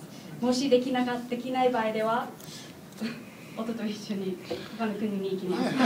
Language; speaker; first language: Japanese; non-native, learner; English